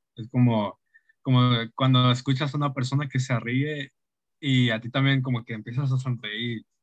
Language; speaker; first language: Spanish; early bilingual, heritage; Spanish